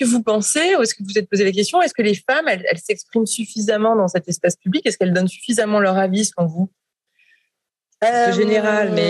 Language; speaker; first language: French; native; French